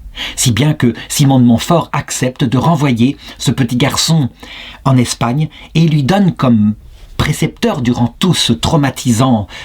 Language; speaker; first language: French; native; French